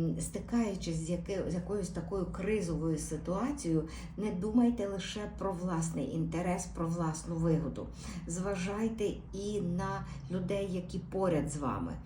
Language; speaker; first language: Ukrainian; native; Ukrainian